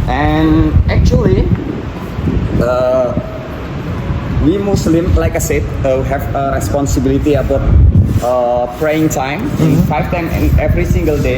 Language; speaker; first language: English; non-native, learner; Indonesian